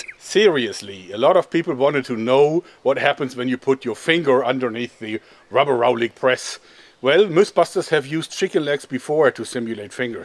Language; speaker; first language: English; non-native, fluent; German